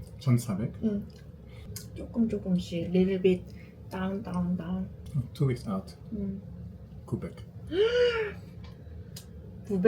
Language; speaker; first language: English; non-native, learner; Korean